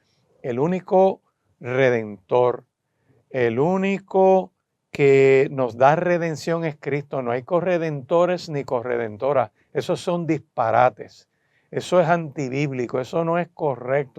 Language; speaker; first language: Spanish; native; Spanish